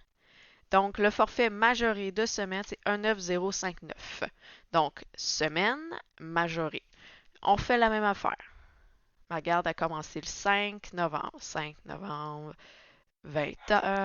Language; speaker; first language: French; native; French